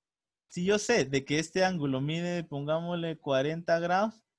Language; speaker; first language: Spanish; native; Spanish